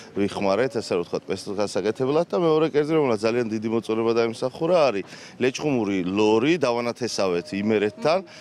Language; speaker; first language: Georgian; native; Georgian